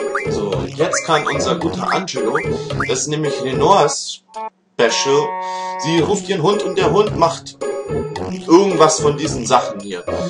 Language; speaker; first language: German; native; German